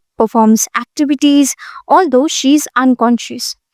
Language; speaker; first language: English; non-native, local second language; Hindi